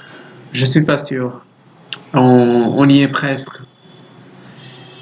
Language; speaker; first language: French; non-native, learner; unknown